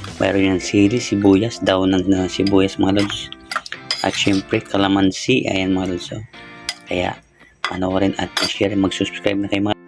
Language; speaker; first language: Filipino; non-native, local second language; Bikol